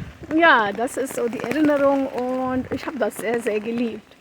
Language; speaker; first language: German; non-native, fluent; Konkani